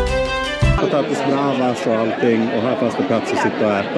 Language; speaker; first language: Swedish; native; Swedish